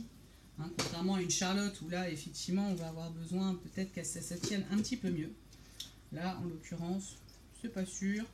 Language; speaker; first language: French; native; French